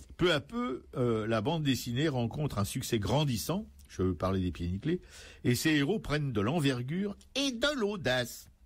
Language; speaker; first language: French; native; French